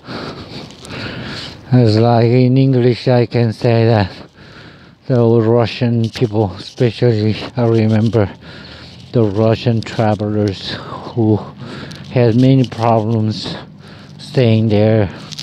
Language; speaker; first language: English; non-native, learner; Korean